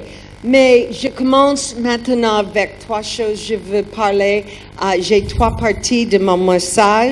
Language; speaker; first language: French; non-native, learner; German